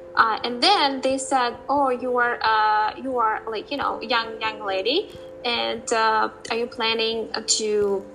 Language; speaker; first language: English; non-native, fluent; Uzbek